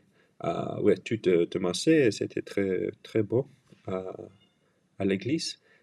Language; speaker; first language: French; non-native, learner; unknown